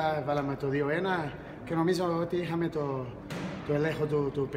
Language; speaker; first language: Greek; non-native, fluent; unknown